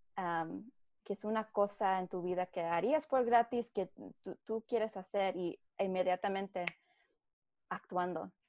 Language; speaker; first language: Spanish; early bilingual, heritage; Spanish